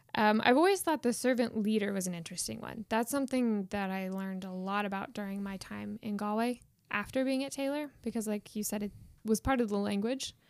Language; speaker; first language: English; native; English